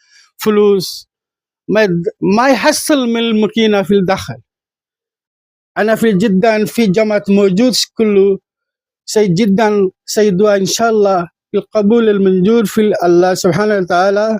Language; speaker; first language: Arabic; non-native, learner; Bangla